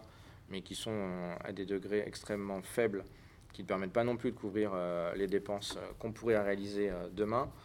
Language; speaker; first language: French; native; French